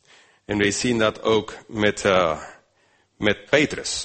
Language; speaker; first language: Dutch; non-native, fluent; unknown